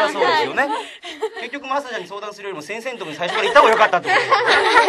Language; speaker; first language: Japanese; native; Japanese